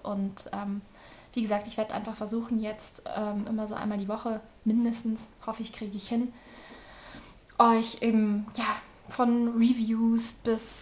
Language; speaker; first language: German; native; German